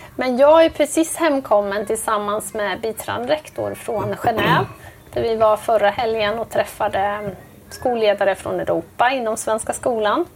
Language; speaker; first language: Swedish; native; Swedish